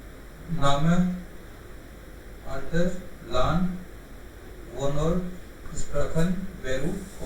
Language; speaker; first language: German; non-native, learner; Hindi